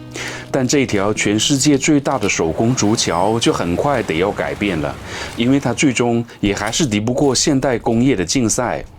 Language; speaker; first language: Chinese; native; Chinese